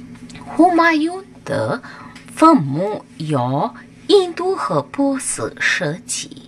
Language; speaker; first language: Chinese; non-native, fluent; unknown